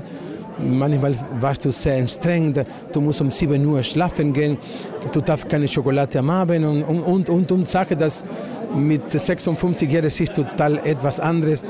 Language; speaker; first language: German; non-native, fluent; Spanish